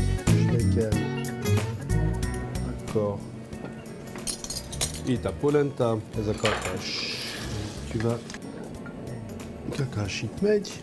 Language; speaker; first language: Hungarian; non-native, learner; French